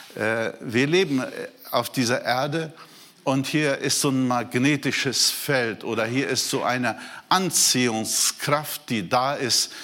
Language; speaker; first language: German; non-native, fluent; Portuguese